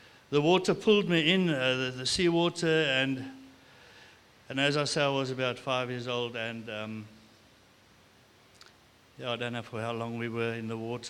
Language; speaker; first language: English; non-native, local second language; Afrikaans